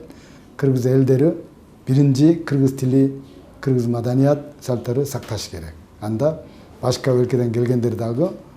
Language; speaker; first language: Kyrgyz; non-native, fluent; Korean